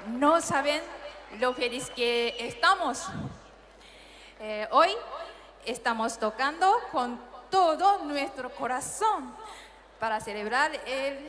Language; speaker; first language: Spanish; non-native, fluent; Japanese